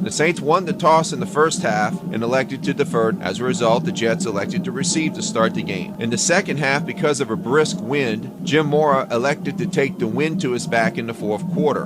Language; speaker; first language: English; native; English